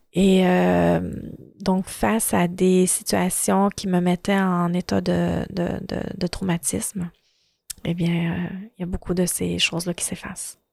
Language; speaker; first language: French; early bilingual, other home language; Arabic